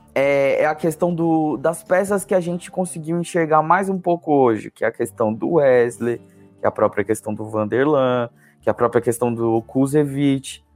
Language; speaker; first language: Portuguese; native; Portuguese